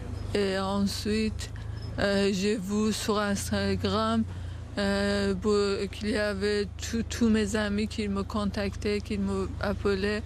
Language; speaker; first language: French; non-native, fluent; Persian